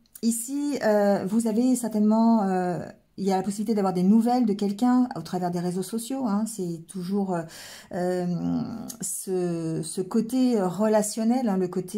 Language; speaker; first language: French; native; French